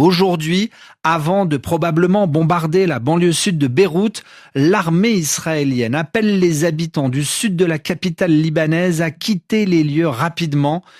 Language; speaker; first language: French; native; French